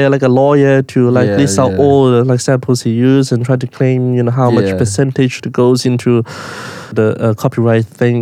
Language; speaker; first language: English; non-native, local second language; Cantonese